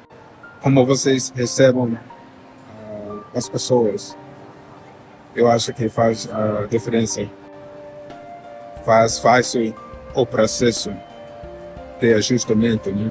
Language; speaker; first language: Portuguese; non-native, fluent; English